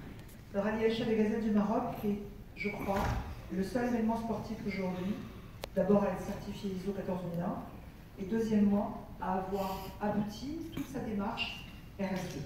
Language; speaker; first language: French; native; French